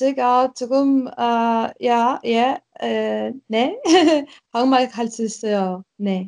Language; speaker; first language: Korean; non-native, learner; Ukrainian